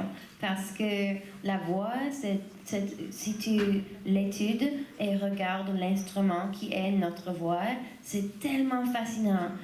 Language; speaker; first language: French; non-native, learner; English